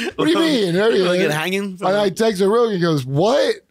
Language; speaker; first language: English; native; English